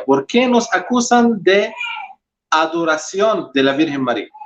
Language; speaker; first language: Spanish; non-native, fluent; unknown